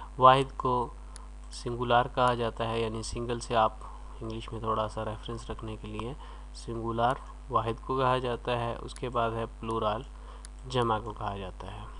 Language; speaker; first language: Urdu; native; Urdu